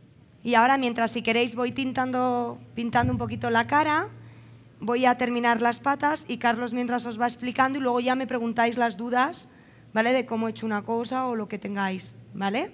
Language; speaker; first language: Spanish; native; Spanish